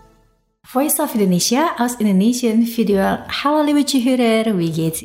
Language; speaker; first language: German; non-native, fluent; Indonesian